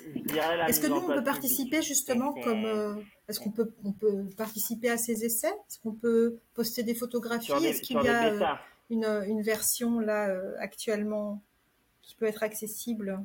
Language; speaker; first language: French; native; French